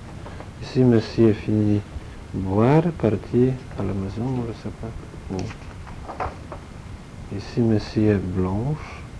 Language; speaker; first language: French; non-native, learner; Polish